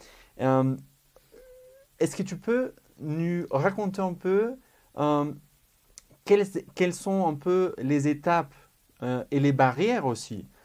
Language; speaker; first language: French; non-native, fluent; Spanish